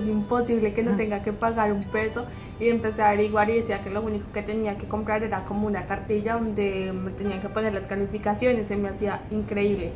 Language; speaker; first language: Spanish; native; Spanish